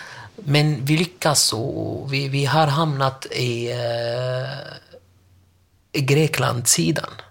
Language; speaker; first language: Swedish; non-native, learner; Arabic